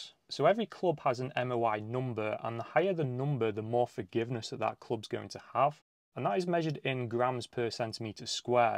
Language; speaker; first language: English; native; English